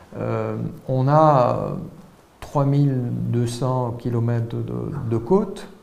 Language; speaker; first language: French; non-native, local second language; Arabic